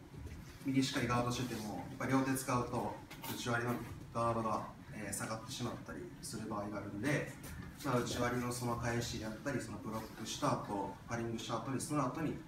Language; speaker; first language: Japanese; native; Japanese